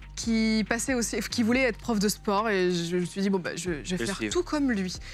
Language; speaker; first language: French; native; French